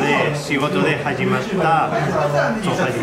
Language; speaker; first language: Japanese; non-native, learner; Spanish